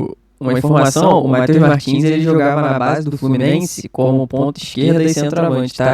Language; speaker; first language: Portuguese; native; Portuguese